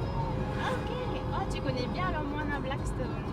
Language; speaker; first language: French; native; French